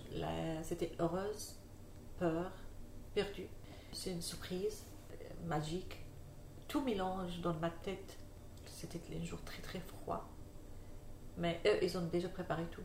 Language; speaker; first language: French; non-native, learner; Arabic